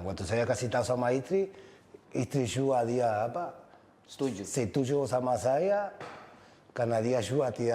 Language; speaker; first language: Indonesian; non-native, fluent; Spanish